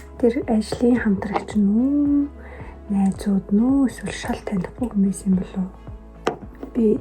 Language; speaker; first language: Mongolian; non-native, local second language; Kazakh